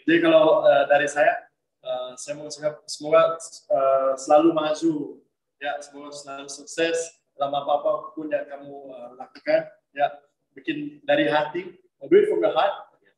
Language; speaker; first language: Malay; non-native, fluent; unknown